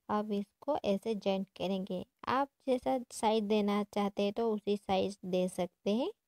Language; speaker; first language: Hindi; non-native, local second language; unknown